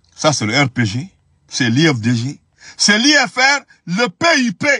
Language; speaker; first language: French; non-native, local second language; Fula